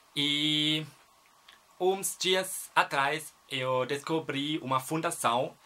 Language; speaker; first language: Portuguese; non-native, fluent; German